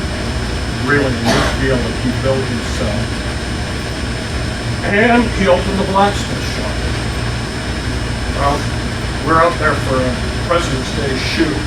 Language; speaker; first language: English; native; English